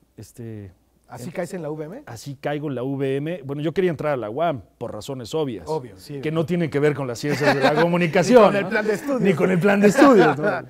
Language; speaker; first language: Spanish; native; Spanish